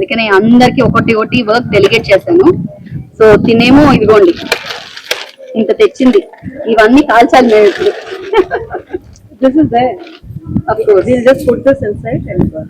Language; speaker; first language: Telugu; non-native, local second language; Bangla